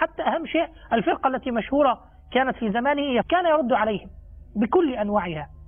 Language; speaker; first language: Arabic; non-native, fluent; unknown